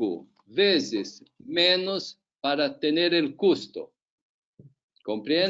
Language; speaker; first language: Spanish; non-native, learner; Portuguese